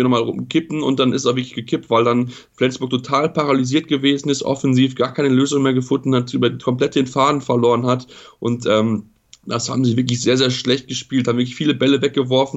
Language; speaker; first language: German; native; German